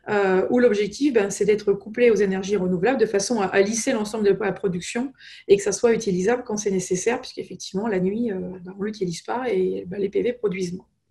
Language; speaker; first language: French; native; French